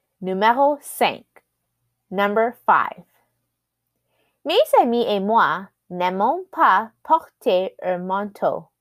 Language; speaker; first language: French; non-native, fluent; English